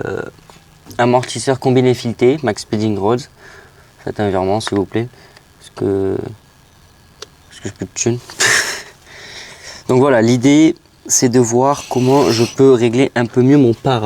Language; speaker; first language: French; native; French